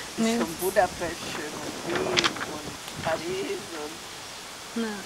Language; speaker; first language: German; non-native, fluent; Hungarian